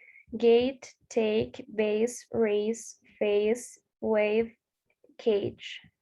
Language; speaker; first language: English; non-native, learner; Spanish